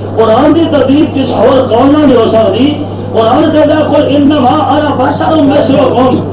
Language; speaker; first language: Urdu; non-native, local second language; Punjabi